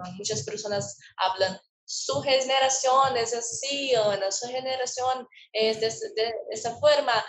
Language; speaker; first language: Spanish; non-native, learner; Portuguese